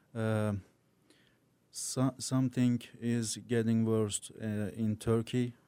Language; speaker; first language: English; non-native, learner; Turkish